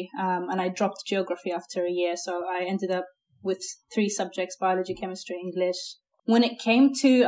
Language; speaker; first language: English; native; English